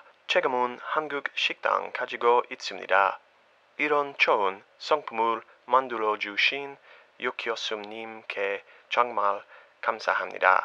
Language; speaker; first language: Korean; non-native, learner; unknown